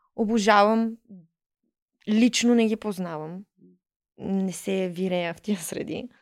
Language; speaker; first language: Bulgarian; early bilingual, heritage; Bulgarian